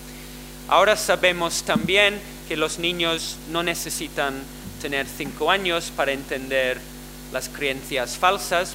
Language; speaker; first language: Spanish; non-native, fluent; English